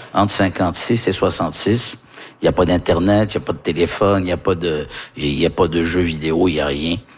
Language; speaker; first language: French; early bilingual, heritage; French